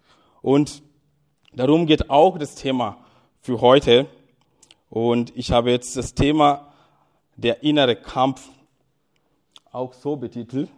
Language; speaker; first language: German; non-native, fluent; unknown